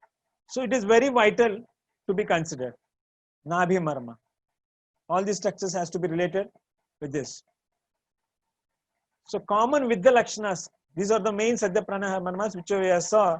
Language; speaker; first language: English; non-native, local second language; Tamil